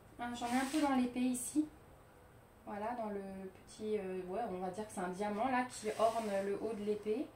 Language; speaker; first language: French; native; French